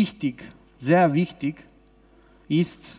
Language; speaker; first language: German; non-native, local second language; Italian